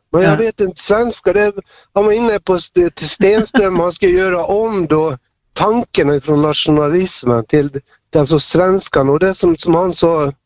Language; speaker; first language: Swedish; native; Swedish